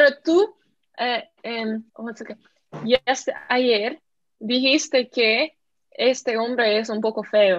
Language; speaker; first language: Spanish; non-native, learner; English